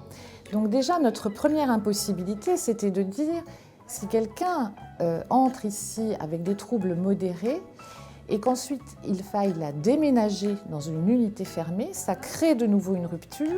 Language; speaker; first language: French; native; French